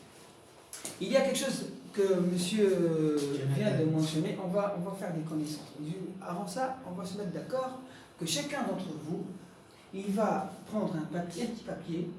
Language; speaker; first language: French; non-native, local second language; Arabic